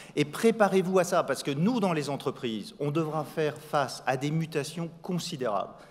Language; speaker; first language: French; native; French